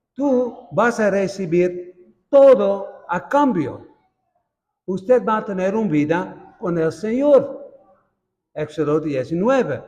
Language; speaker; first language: Spanish; non-native, fluent; Dutch